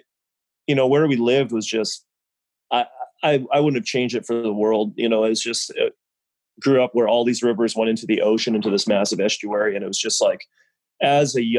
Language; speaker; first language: English; native; English